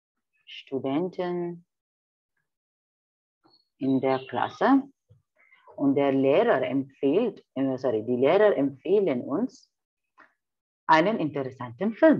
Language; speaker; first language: German; non-native, fluent; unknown